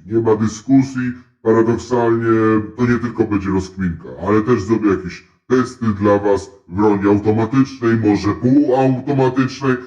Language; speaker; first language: Polish; native; Polish